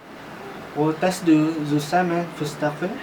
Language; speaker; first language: German; non-native, learner; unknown